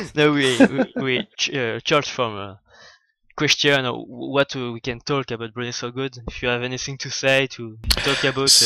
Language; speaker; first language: English; non-native, learner; French